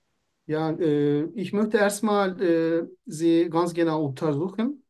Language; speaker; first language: German; non-native, fluent; Turkish